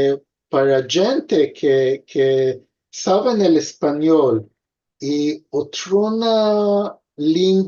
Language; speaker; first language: Spanish; early bilingual, heritage; Ladino